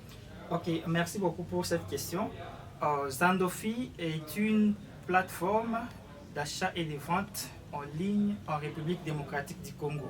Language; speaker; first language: French; non-native, local second language; Lingala